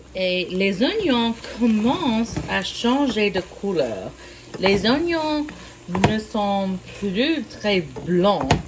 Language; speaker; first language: French; non-native, fluent; English